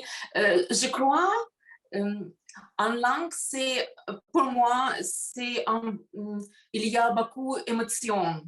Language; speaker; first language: French; non-native, learner; Russian